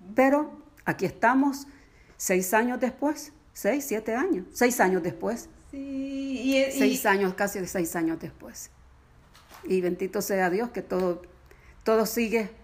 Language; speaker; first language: Spanish; native; Spanish